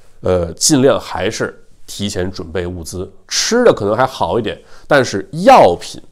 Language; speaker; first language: Chinese; native; Chinese